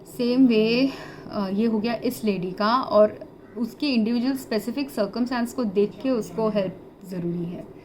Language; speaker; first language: Hindi; early bilingual, heritage; Hindi